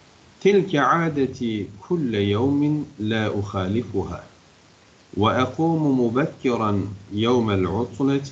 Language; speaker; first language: Arabic; non-native, fluent; Turkish